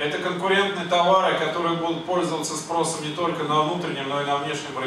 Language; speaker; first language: Russian; native; Russian